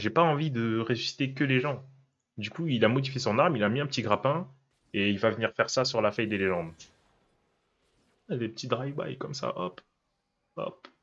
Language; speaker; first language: French; native; French